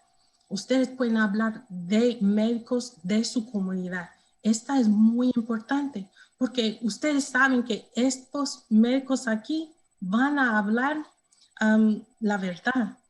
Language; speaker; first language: Spanish; non-native, learner; English